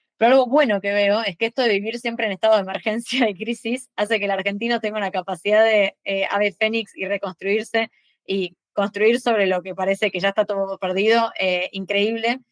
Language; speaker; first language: Spanish; native; Spanish